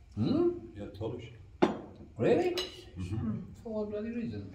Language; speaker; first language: English; non-native, fluent; Hungarian